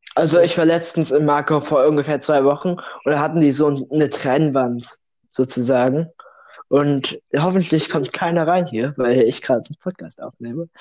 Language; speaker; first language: German; non-native, fluent; Russian